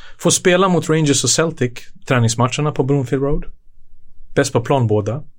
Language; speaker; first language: Swedish; early bilingual, other home language; Serbian